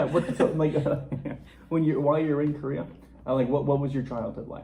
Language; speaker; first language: English; native; English